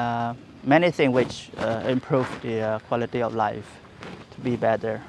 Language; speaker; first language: English; non-native, learner; Khmer